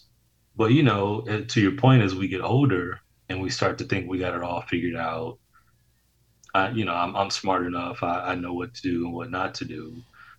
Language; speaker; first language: English; native; English